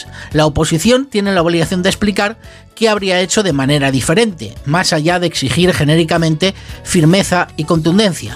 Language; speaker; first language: Spanish; native; Spanish